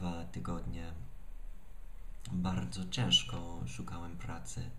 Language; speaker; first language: Polish; non-native, fluent; English